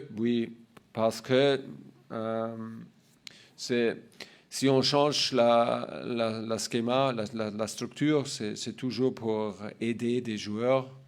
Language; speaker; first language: French; non-native, learner; German